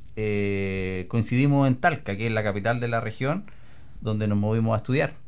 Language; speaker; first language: Spanish; native; Spanish